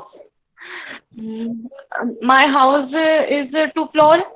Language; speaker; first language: English; non-native, learner; Hindi